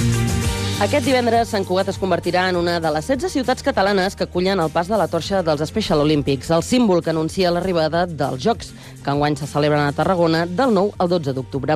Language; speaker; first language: Catalan; native; Catalan